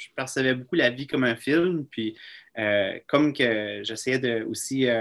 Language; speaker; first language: French; native; French